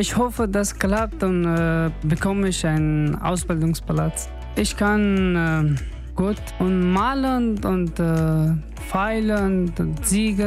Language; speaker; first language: German; non-native, learner; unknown